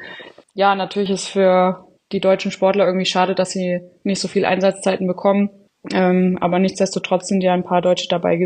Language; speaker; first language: German; native; German